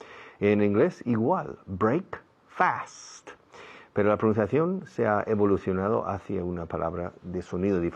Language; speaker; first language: Spanish; non-native, fluent; English